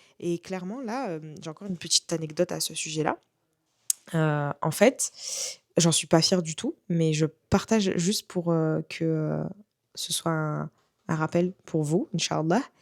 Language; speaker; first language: French; native; French